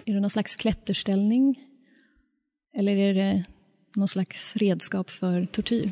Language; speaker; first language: Swedish; native; Swedish